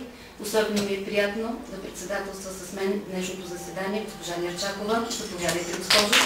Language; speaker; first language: Bulgarian; native; Bulgarian